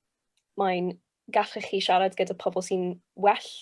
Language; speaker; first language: Welsh; non-native, local second language; English